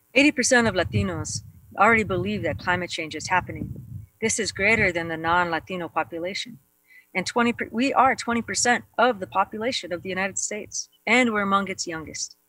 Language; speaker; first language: English; native; English